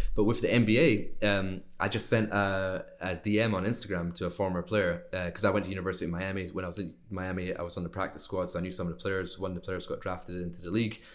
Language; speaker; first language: English; native; English